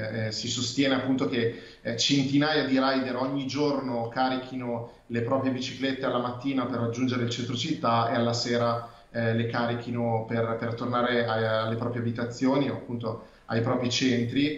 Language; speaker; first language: Italian; native; Italian